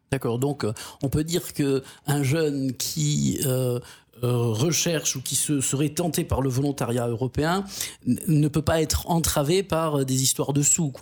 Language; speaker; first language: French; native; French